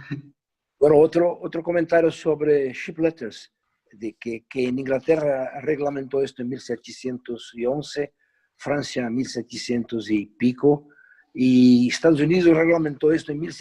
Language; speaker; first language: Spanish; non-native, fluent; Portuguese